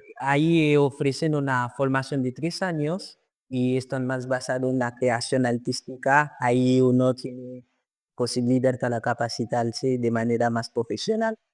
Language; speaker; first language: Spanish; non-native, fluent; Haitian Creole